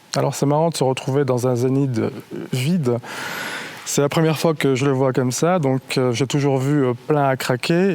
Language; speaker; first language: French; non-native, local second language; Arabic